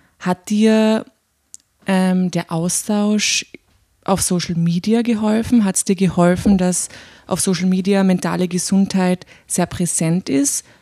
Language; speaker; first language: German; native; German